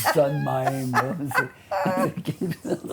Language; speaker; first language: French; native; French